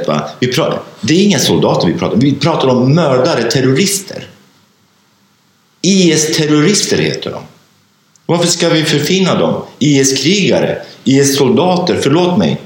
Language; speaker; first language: Swedish; non-native, fluent; Kurdish